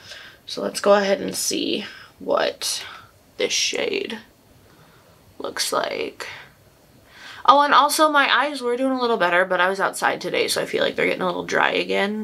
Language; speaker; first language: English; native; English